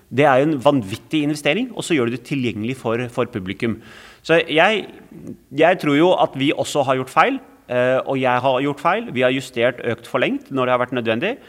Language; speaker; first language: Norwegian; native; Norwegian